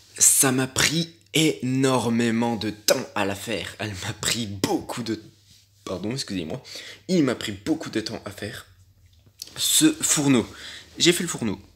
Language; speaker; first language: French; native; French